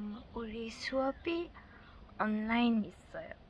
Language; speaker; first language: Korean; non-native, learner; English